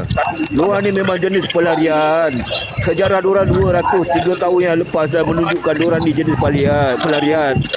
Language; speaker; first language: Malay; native; Malay